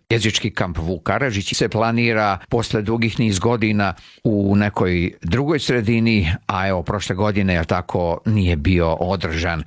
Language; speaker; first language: Serbian; early bilingual, heritage; Serbian